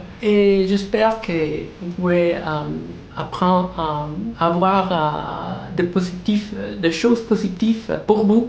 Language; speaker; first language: French; non-native, learner; Spanish